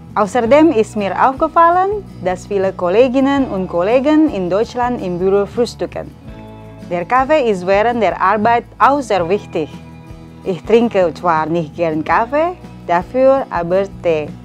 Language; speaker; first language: German; non-native, fluent; Indonesian